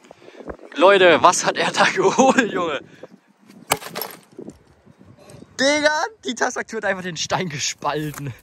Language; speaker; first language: German; native; German